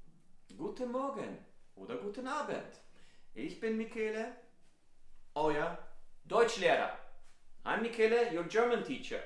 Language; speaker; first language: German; non-native, fluent; Italian